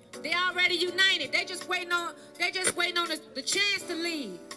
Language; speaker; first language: English; native; English